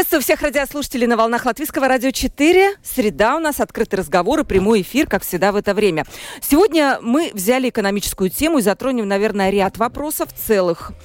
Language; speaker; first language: Russian; native; Russian